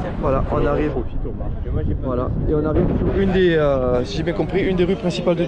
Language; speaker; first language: French; native; French